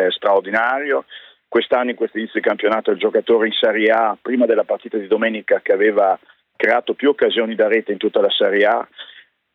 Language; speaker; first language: Italian; native; Italian